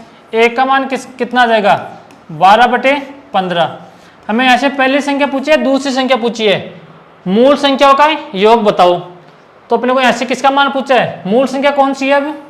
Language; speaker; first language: Hindi; native; Hindi